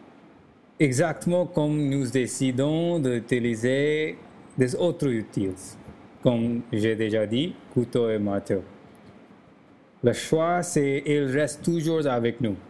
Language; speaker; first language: French; non-native, learner; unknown